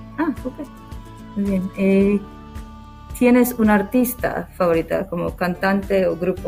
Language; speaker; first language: Spanish; non-native, learner; English